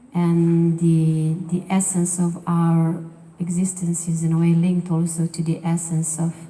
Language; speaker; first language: English; non-native, fluent; Slovenian